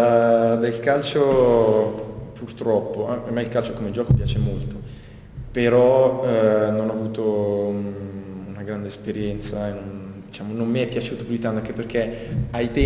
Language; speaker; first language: Italian; native; Italian